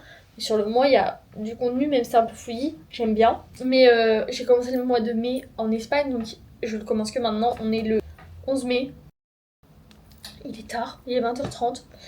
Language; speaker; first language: French; native; French